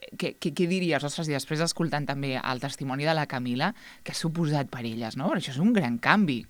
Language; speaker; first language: Catalan; native; Catalan